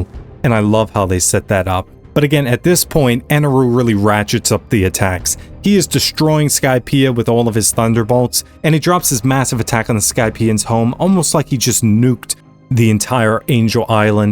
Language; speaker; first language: English; native; English